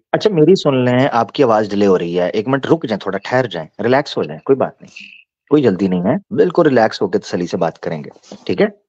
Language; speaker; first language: Urdu; non-native, local second language; Punjabi